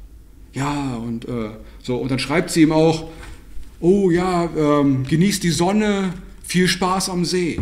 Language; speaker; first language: German; native; German